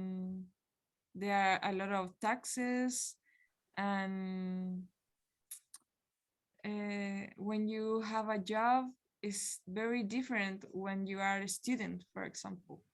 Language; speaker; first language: English; non-native, learner; Spanish